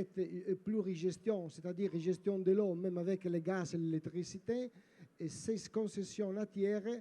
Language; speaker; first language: French; non-native, learner; Italian